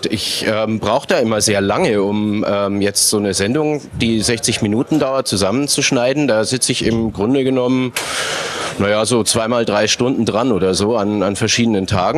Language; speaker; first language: German; native; German